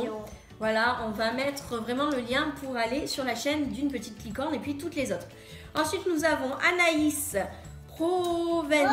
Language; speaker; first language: French; native; French